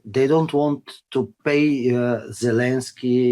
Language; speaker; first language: English; non-native, learner; Bulgarian